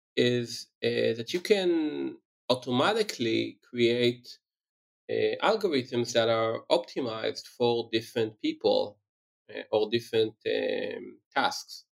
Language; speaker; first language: English; non-native, fluent; Hebrew